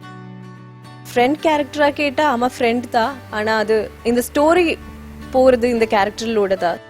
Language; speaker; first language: Tamil; non-native, learner; Malayalam